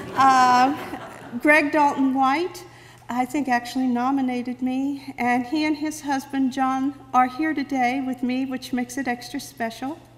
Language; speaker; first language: English; native; English